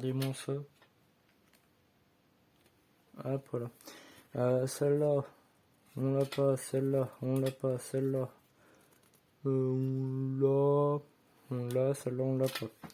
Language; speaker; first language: French; native; French